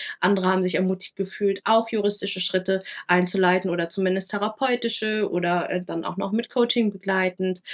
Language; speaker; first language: German; early bilingual, other home language; Vietnamese